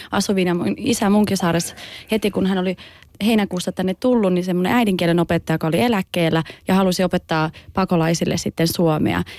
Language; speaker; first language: Finnish; early bilingual, other home language; Albanian